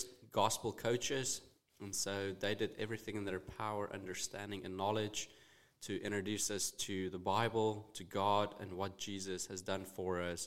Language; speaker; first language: English; non-native, local second language; Afrikaans